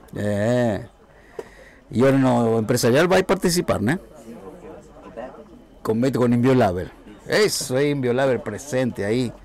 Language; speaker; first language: Spanish; native; Spanish